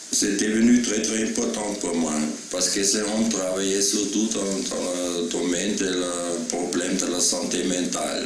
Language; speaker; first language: French; non-native, learner; German